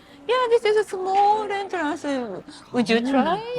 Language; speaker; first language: English; non-native, learner; Japanese